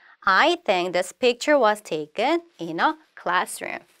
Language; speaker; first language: English; non-native, fluent; Korean